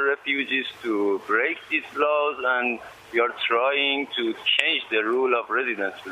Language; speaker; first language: English; non-native, learner; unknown